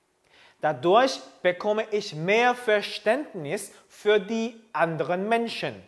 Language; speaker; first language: German; non-native, fluent; Korean